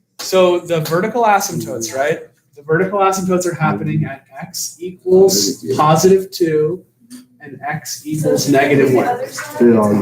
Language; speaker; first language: English; native; English